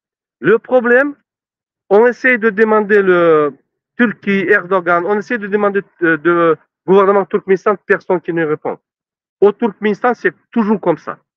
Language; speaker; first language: French; non-native, learner; Turkmen